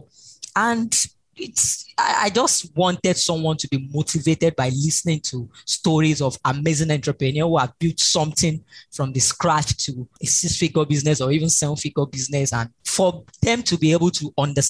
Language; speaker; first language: English; non-native, local second language; Yoruba